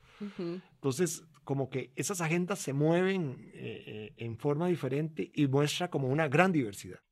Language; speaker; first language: Spanish; native; Spanish